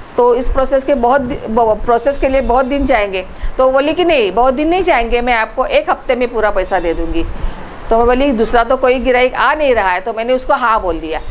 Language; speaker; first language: Hindi; non-native, local second language; Marathi